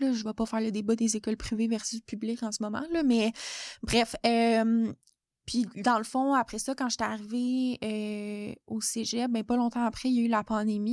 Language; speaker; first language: French; native; French